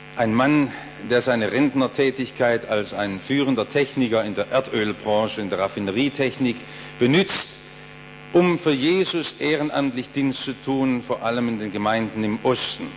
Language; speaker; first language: German; native; German